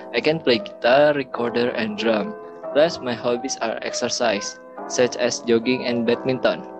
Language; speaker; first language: English; non-native, learner; Indonesian